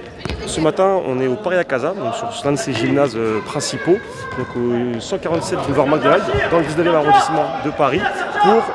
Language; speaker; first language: French; native; French